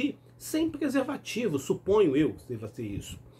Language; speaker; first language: Portuguese; native; Portuguese